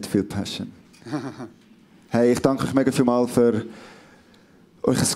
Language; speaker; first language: German; native; German